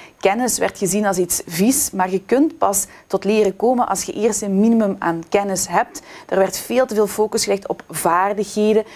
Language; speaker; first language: Dutch; native; Dutch